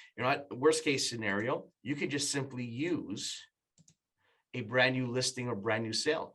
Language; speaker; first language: English; native; English